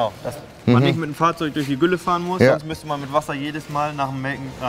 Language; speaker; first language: German; native; German